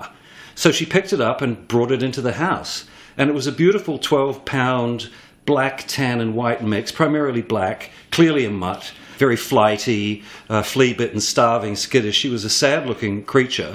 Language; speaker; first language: English; native; English